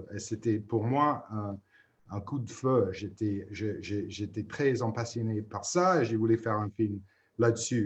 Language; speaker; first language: French; non-native, fluent; English